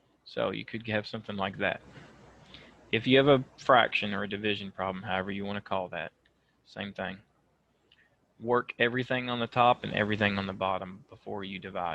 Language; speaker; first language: English; native; English